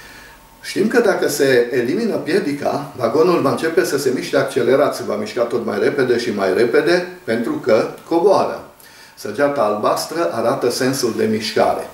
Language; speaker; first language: Romanian; native; Romanian